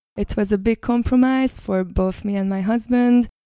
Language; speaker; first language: English; non-native, fluent; Hungarian